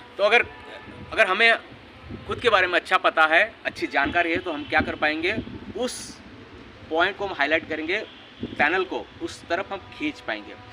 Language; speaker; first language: Hindi; non-native, local second language; Marathi